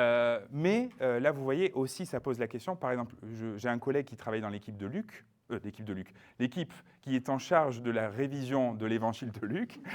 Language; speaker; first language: French; native; French